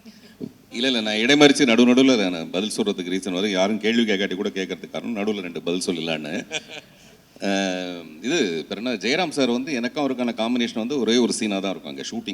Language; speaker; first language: Tamil; native; Tamil